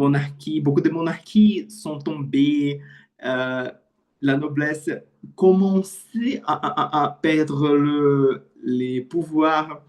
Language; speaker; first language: French; non-native, learner; Portuguese